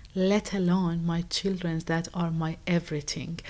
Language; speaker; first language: English; non-native, fluent; Persian